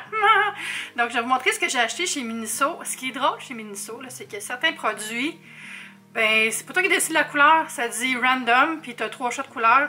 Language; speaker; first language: French; native; French